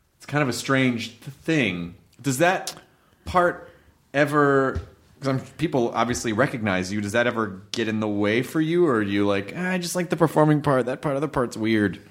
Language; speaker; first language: English; native; English